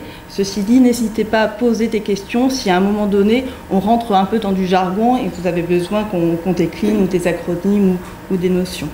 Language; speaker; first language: French; native; French